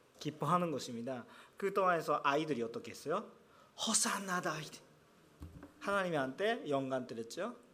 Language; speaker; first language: Korean; non-native, fluent; Japanese